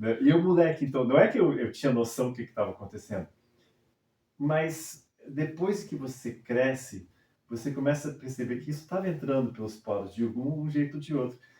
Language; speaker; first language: Portuguese; early bilingual, other home language; English